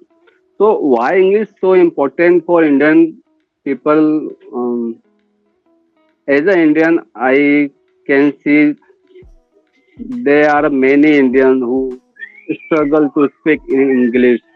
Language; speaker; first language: English; non-native, learner; Hindi